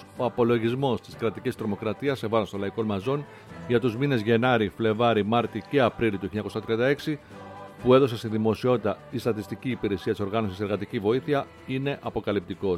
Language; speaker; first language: Greek; native; Greek